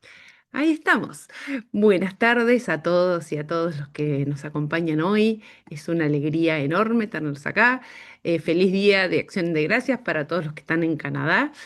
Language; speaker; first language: Spanish; native; Spanish